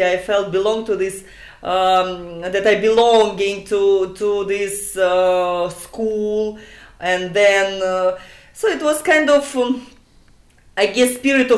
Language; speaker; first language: English; non-native, learner; Russian